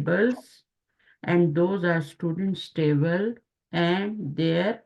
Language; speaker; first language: English; non-native, local second language; Urdu